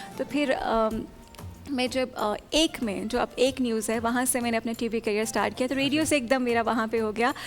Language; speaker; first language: Urdu; non-native, local second language; Pahari-Potwari